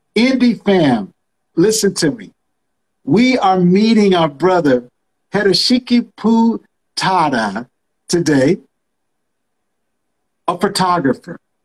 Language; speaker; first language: English; native; English